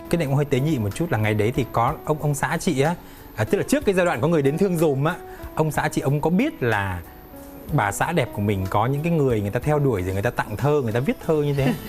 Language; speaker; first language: Vietnamese; native; Vietnamese